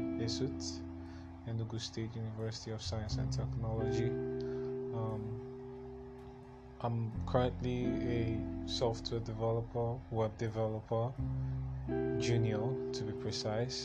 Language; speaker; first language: English; non-native, local second language; Igbo